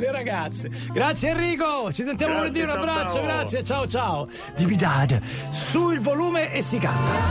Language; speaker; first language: Italian; native; Italian